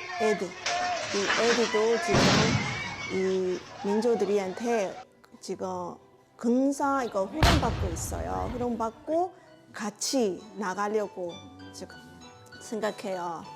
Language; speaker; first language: Korean; non-native, learner; Burmese